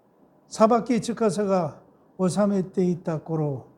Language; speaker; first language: Japanese; non-native, fluent; Korean